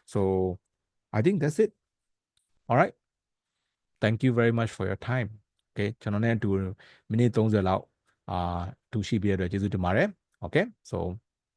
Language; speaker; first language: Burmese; native; Burmese